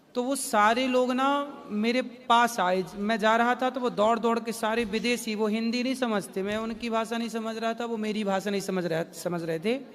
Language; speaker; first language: Hindi; native; Hindi